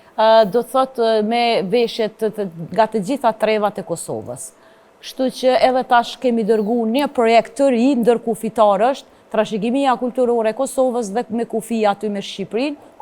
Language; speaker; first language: Albanian; native; Albanian